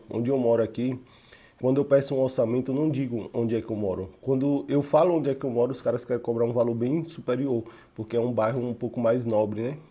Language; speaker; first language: Portuguese; native; Portuguese